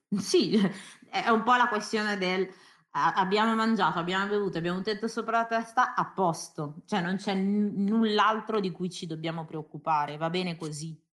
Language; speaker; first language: Italian; early bilingual, other home language; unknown